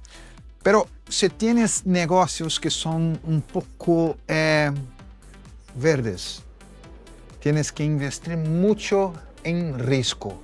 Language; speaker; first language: Spanish; non-native, fluent; Portuguese